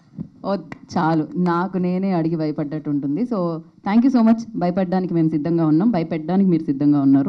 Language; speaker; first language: Telugu; native; Telugu